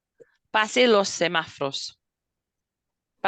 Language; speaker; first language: Spanish; non-native, fluent; English